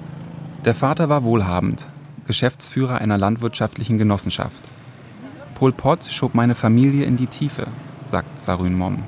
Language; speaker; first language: German; native; German